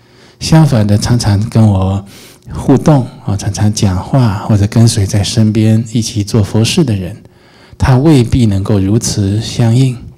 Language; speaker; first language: Chinese; native; Chinese